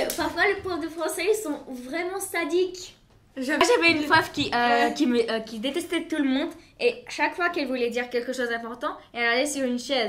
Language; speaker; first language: French; non-native, fluent; Bulgarian